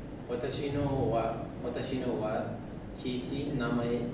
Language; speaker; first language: Japanese; non-native, learner; Bangla